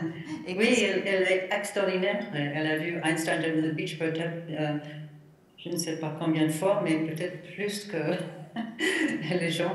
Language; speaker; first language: French; non-native, fluent; English